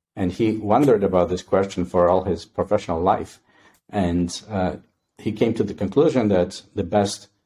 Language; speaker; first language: English; non-native, fluent; Polish